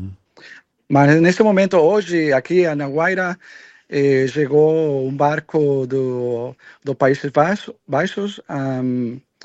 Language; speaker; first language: Portuguese; non-native, learner; Spanish